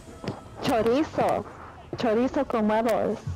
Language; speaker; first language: Spanish; non-native, learner; English